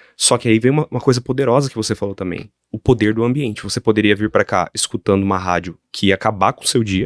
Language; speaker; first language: Portuguese; native; Portuguese